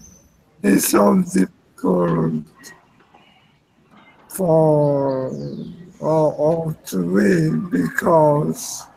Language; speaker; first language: English; non-native, learner; Spanish